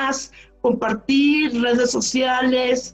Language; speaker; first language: Spanish; native; Spanish